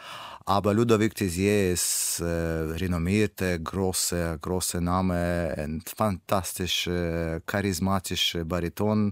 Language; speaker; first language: German; non-native, learner; Russian